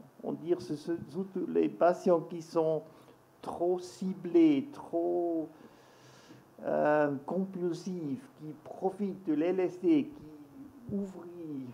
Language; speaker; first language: French; non-native, local second language; German